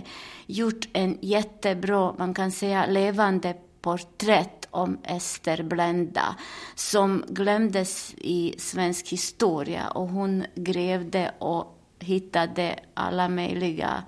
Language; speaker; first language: Swedish; non-native, fluent; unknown